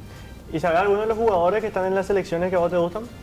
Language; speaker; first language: Spanish; native; Spanish